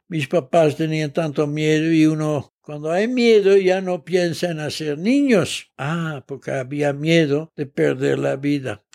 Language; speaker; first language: Spanish; early bilingual, heritage; Dutch